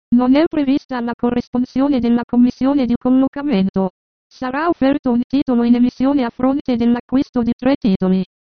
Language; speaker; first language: Italian; native; Italian